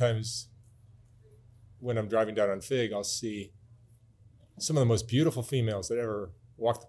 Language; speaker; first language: English; native; English